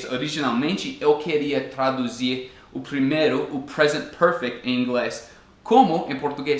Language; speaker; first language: Portuguese; non-native, fluent; English